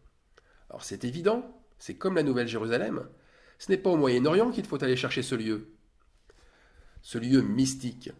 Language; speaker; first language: French; native; French